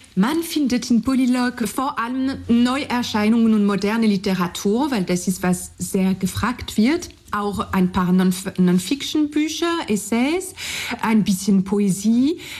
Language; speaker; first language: German; non-native, fluent; French